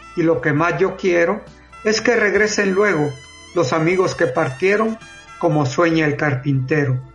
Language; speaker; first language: Spanish; native; Spanish